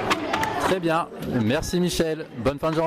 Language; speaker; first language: French; native; French